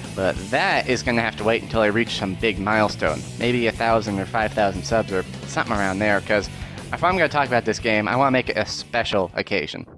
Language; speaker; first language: English; native; English